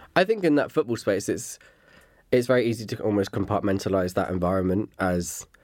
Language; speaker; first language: English; native; English